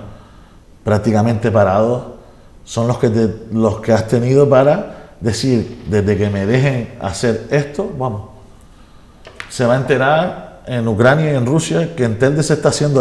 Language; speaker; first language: Spanish; native; Spanish